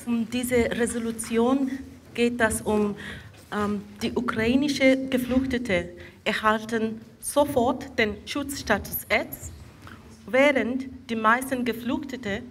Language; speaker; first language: German; non-native, fluent; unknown